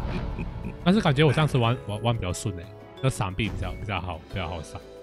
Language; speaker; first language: Chinese; native; Chinese